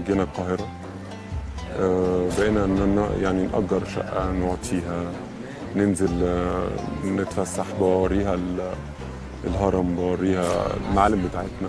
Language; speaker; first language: Arabic; native; Arabic